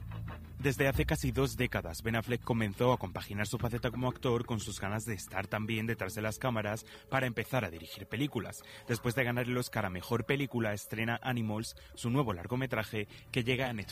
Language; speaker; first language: Spanish; native; Spanish